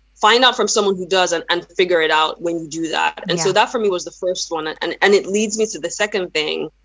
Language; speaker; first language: English; non-native, local second language; Yoruba